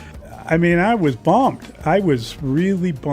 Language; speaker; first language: English; native; English